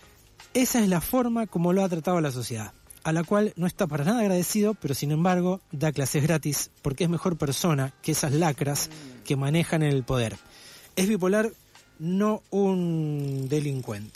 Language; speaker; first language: Spanish; native; Spanish